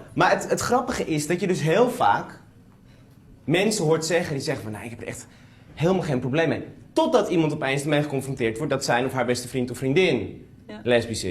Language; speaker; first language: Dutch; native; Dutch